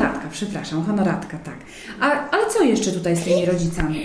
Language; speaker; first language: Polish; native; Polish